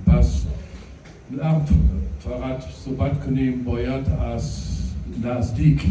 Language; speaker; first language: Persian; non-native, fluent; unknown